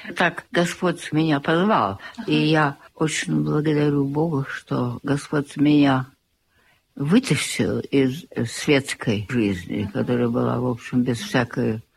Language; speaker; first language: Russian; early bilingual, heritage; Russian